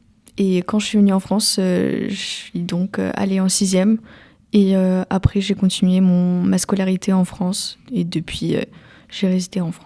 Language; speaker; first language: French; early bilingual, other home language; Ukrainian